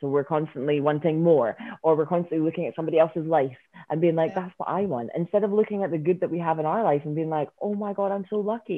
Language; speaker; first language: English; native; English